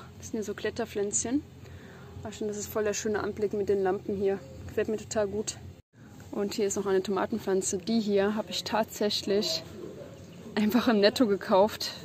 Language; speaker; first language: German; native; German